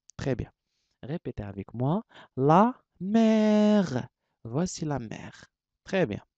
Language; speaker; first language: French; non-native, local second language; Arabic